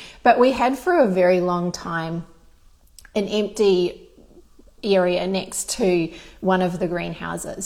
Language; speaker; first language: English; native; English